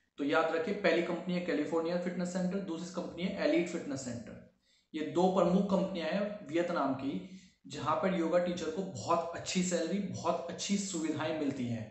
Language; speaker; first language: Hindi; native; Hindi